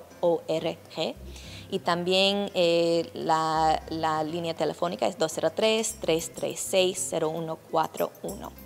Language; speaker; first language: Spanish; non-native, fluent; English